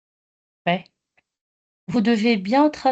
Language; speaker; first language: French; non-native, local second language; Arabic